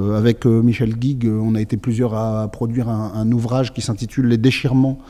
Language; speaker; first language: French; native; French